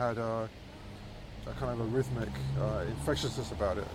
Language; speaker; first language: English; native; English